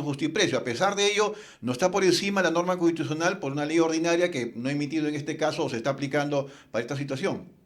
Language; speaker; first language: Spanish; native; Spanish